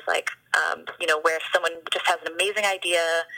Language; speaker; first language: English; native; English